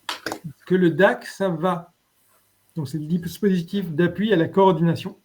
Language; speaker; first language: French; native; French